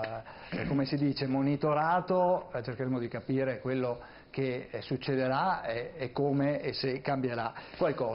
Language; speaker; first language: Italian; native; Italian